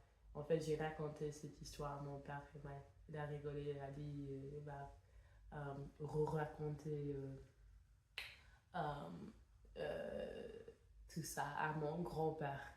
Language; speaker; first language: French; non-native, fluent; English